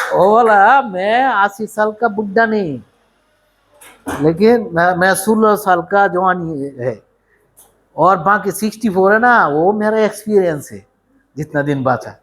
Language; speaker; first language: Hindi; non-native, learner; Bangla